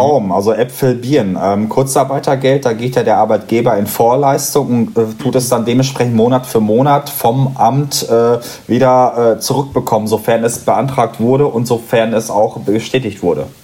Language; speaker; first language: German; native; German